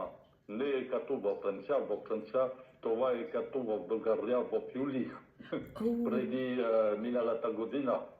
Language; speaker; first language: Bulgarian; non-native, learner; French